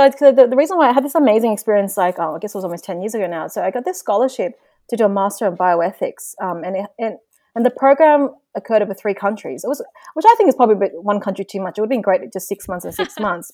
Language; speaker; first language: English; non-native, local second language; Vietnamese